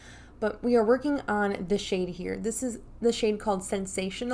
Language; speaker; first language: English; native; English